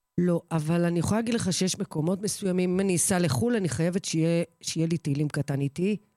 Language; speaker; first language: Hebrew; early bilingual, other home language; Russian